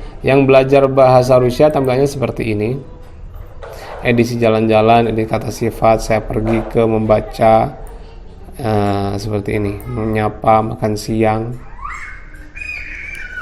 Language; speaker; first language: Indonesian; non-native, local second language; Javanese